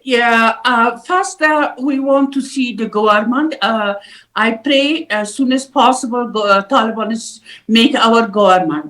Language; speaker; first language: English; non-native, learner; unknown